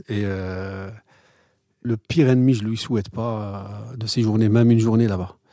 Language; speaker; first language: French; non-native, local second language; Arabic